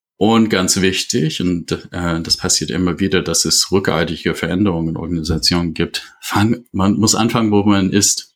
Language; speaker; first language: German; non-native, fluent; English